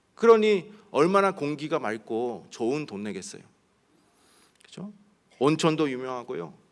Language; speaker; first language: Korean; early bilingual, heritage; Korean